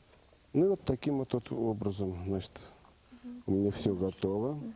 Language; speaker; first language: Russian; native; Russian